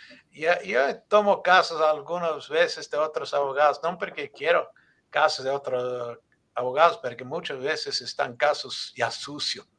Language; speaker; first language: Spanish; non-native, learner; English